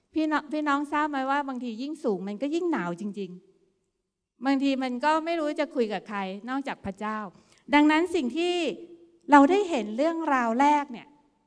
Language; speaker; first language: Thai; native; Thai